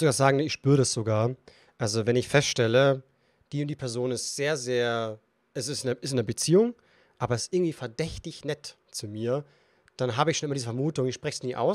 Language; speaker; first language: German; native; German